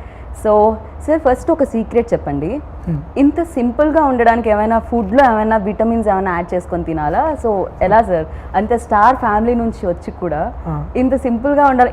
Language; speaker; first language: Telugu; native; Telugu